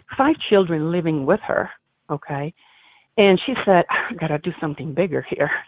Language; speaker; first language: English; non-native, fluent; Italian